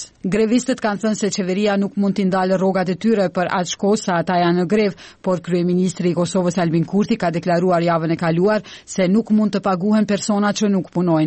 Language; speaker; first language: Albanian; native; Albanian